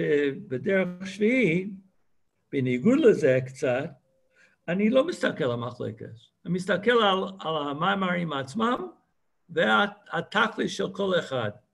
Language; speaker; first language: Hebrew; non-native, fluent; English